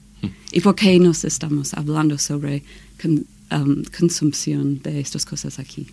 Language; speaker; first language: Spanish; non-native, learner; English